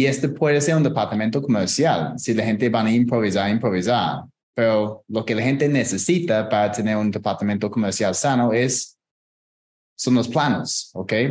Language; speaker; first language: Spanish; non-native, fluent; English